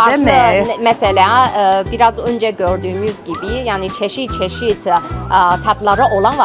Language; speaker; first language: Turkish; non-native, learner; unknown